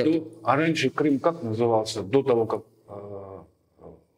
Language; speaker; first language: Russian; native; Russian